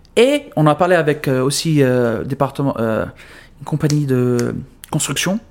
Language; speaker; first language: French; non-native, fluent; Arabic